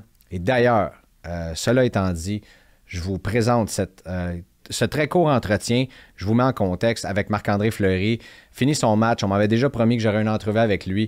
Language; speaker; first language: French; native; French